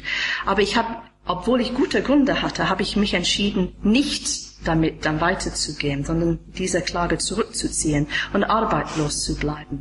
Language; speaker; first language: German; non-native, fluent; English